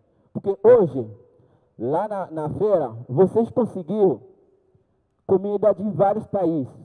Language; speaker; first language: Portuguese; non-native, learner; Haitian Creole